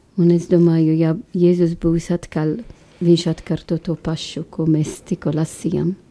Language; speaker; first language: Latvian; non-native, fluent; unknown